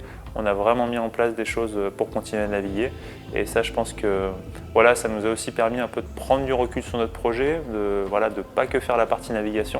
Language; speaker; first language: French; native; French